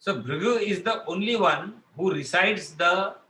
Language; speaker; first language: English; non-native, local second language; Marathi